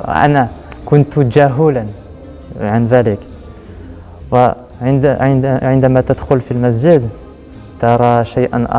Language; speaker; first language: Arabic; non-native, learner; French